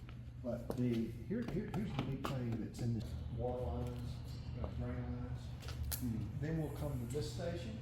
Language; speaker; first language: English; native; English